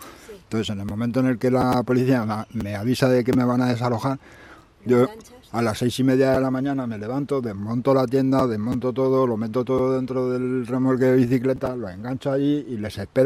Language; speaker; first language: Spanish; native; Spanish